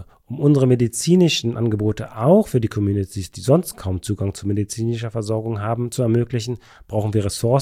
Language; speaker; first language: German; native; German